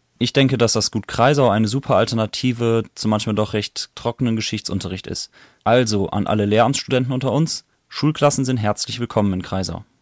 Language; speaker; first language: German; native; German